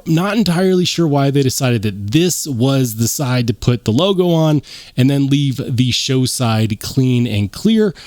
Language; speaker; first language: English; native; English